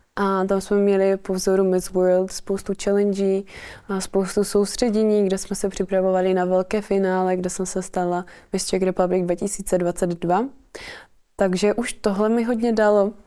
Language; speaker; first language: Czech; native; Czech